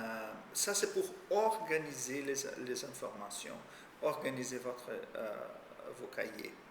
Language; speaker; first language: French; non-native, fluent; Portuguese